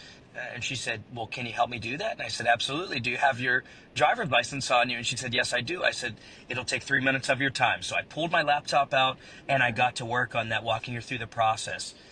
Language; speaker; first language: English; native; English